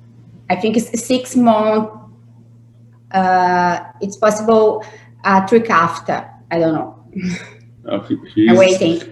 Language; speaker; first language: English; non-native, learner; Portuguese